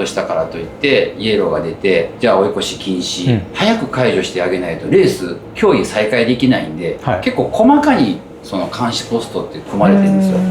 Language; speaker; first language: Japanese; native; Japanese